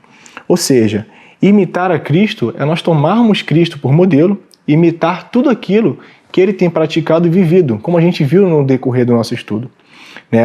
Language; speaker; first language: Portuguese; native; Portuguese